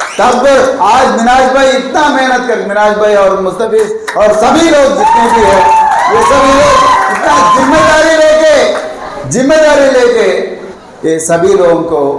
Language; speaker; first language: Hindi; non-native, local second language; Telugu